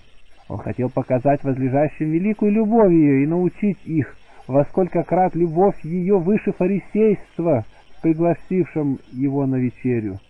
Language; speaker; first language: Russian; native; Russian